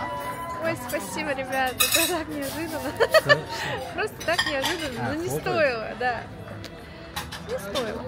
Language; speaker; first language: Russian; native; Russian